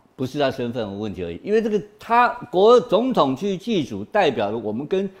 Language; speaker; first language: Chinese; native; Chinese